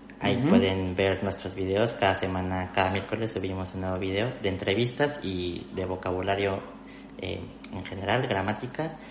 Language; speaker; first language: Spanish; native; Spanish